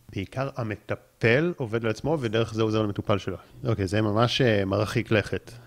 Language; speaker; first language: Hebrew; native; Hebrew